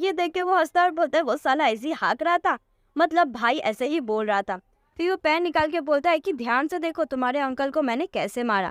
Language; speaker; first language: Hindi; native; Hindi